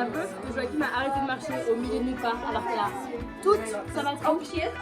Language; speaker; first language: French; native; French